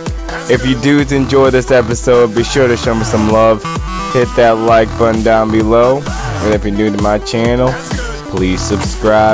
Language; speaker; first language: English; native; English